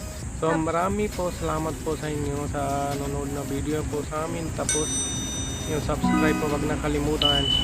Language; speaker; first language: Filipino; non-native, learner; Punjabi